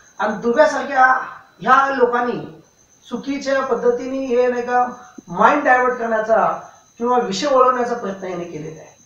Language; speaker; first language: Marathi; non-native, local second language; Urdu